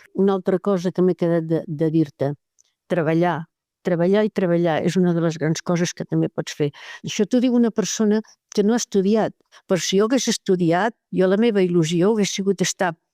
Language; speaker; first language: Catalan; native; Catalan